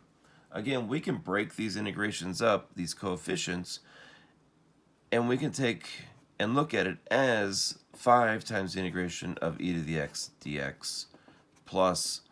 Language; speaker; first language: English; native; English